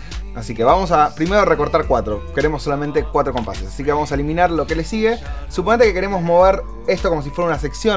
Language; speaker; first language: Spanish; native; Spanish